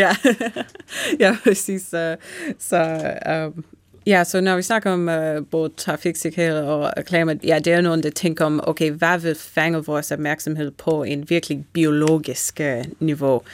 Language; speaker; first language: Danish; non-native, fluent; English